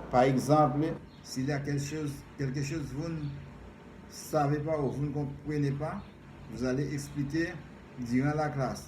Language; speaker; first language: French; non-native, fluent; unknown